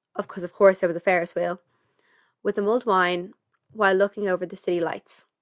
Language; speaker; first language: English; native; English